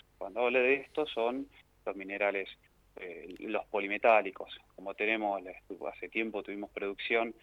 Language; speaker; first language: Spanish; native; Spanish